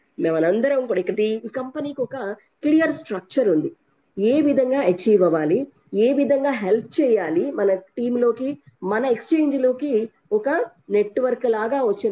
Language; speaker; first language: Telugu; native; Telugu